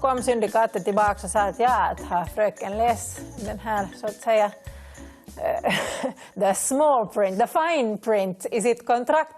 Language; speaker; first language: Swedish; native; Swedish